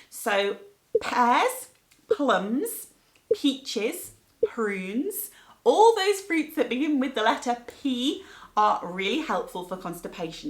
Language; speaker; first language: English; native; English